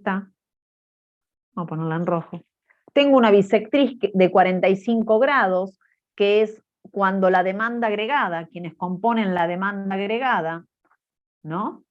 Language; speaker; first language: Spanish; native; Spanish